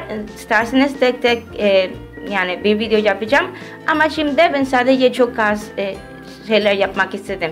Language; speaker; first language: Turkish; early bilingual, heritage; Turkish